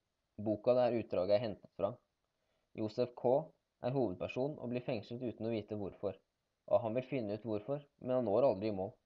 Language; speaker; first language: Norwegian; native; Norwegian